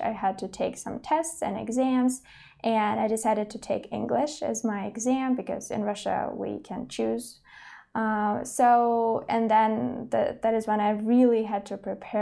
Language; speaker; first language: English; non-native, fluent; Russian